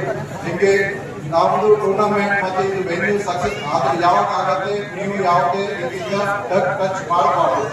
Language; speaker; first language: Kannada; non-native, learner; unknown